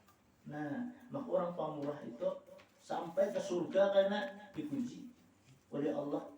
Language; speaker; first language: Indonesian; non-native, local second language; Banjar